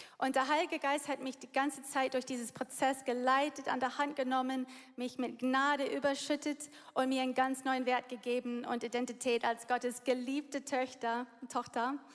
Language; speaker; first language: German; non-native, fluent; English